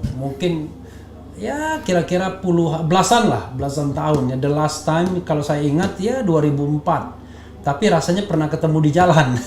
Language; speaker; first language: Indonesian; native; Indonesian